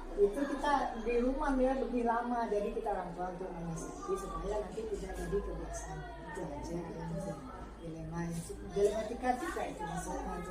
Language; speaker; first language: Indonesian; non-native, local second language; Madurese